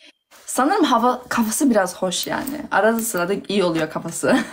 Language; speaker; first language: Turkish; early bilingual, heritage; Turkish